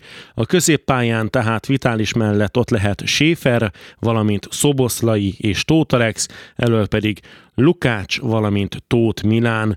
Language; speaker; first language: Hungarian; native; Hungarian